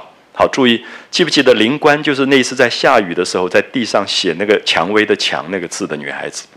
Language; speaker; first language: Chinese; native; Chinese